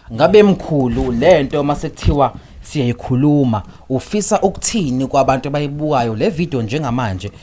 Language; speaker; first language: Zulu; native; Zulu